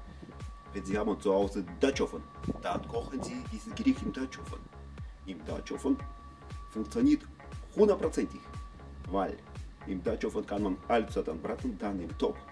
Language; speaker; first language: German; non-native, learner; Russian